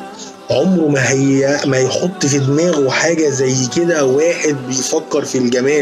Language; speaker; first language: Arabic; native; Arabic